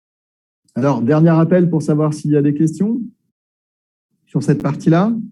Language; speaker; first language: French; native; French